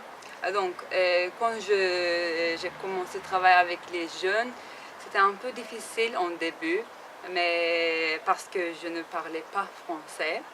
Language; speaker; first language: French; non-native, learner; Turkish